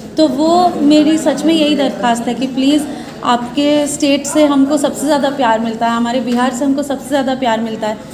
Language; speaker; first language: Hindi; native; Hindi